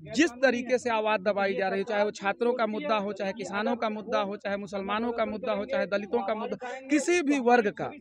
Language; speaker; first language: Hindi; native; Hindi